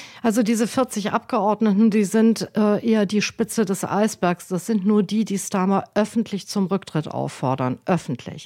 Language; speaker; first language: German; native; German